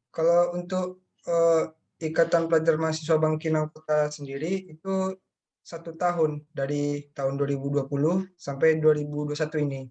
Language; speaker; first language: Indonesian; native; Indonesian